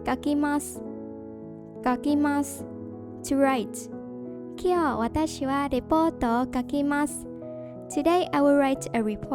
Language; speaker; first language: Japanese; non-native, fluent; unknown